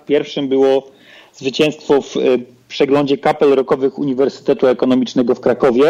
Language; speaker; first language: Polish; native; Polish